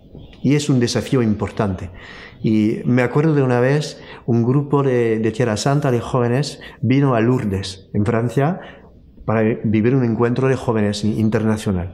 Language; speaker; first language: Spanish; non-native, fluent; French